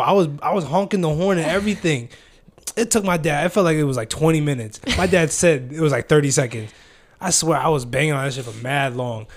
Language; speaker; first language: English; early bilingual, other home language; Filipino